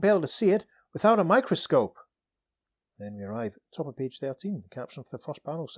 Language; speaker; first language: English; native; English